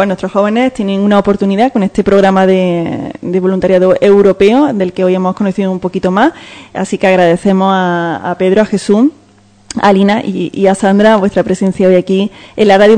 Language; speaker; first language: Spanish; native; Spanish